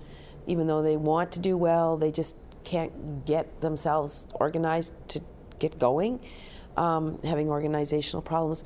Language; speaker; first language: English; native; English